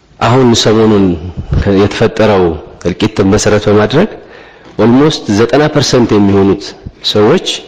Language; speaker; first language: Amharic; native; Amharic